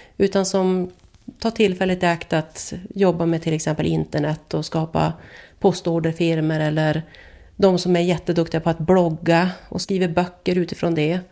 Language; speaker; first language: Swedish; native; Swedish